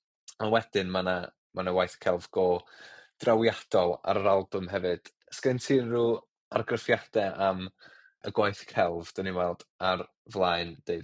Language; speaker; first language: Welsh; native; Welsh